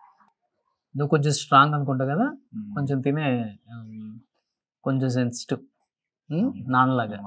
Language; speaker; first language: Telugu; native; Telugu